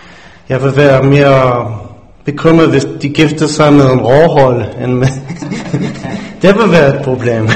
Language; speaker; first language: Danish; non-native, fluent; English